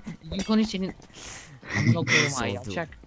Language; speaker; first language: Turkish; native; Turkish